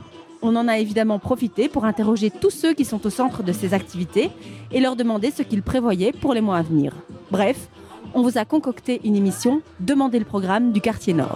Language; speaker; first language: French; native; French